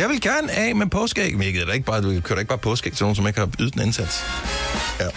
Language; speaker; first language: Danish; native; Danish